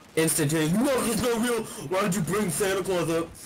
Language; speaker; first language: English; native; English